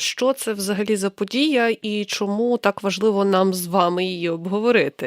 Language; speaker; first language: Ukrainian; native; Ukrainian